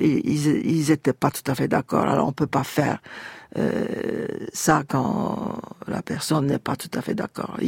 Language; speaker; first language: French; non-native, fluent; Turkish